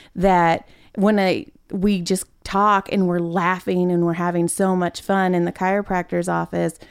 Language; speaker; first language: English; native; English